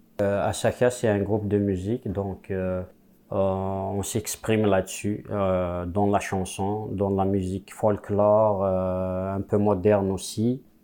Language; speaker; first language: French; non-native, local second language; Kabyle